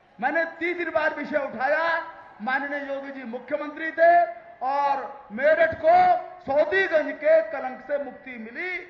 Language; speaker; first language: Hindi; native; Hindi